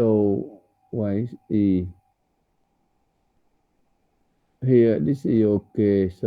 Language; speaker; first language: English; non-native, learner; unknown